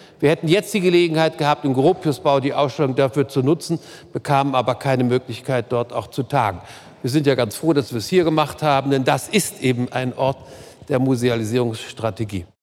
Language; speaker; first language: German; native; German